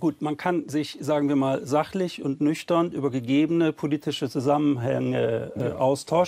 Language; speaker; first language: German; native; German